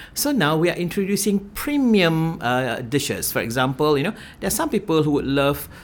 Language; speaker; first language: English; non-native, local second language; Malay